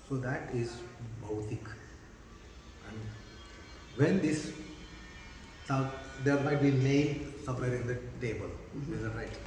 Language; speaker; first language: English; non-native, fluent; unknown